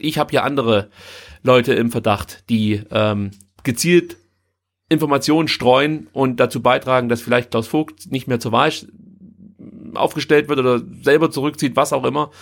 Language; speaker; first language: German; native; German